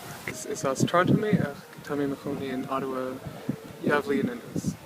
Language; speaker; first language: Irish; non-native, learner; English